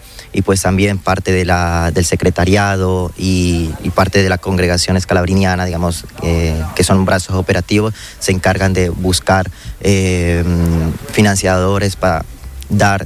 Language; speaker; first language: Spanish; native; Spanish